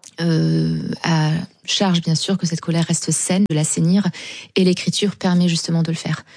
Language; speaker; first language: French; non-native, local second language; Arabic